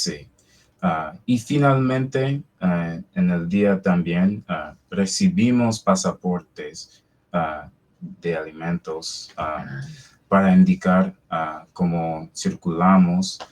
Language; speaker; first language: Spanish; non-native, fluent; English